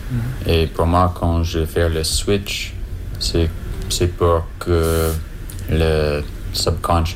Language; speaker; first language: French; non-native, learner; English